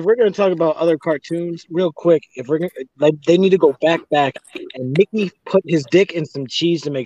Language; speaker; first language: English; native; English